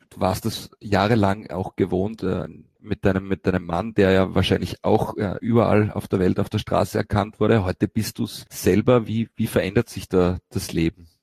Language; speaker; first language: German; native; German